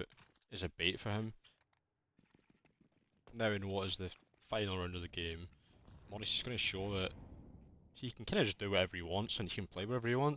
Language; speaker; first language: English; native; English